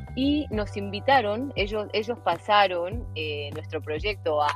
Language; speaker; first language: Spanish; native; Spanish